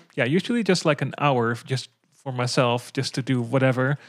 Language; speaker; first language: English; non-native, fluent; Dutch